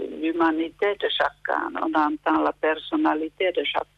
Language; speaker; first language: French; non-native, fluent; Italian